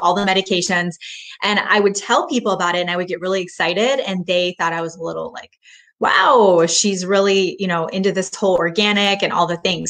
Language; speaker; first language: English; native; English